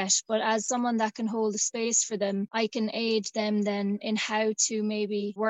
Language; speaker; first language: English; native; English